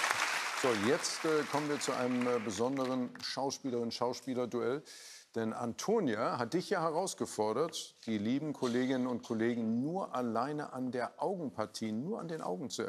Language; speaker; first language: German; native; German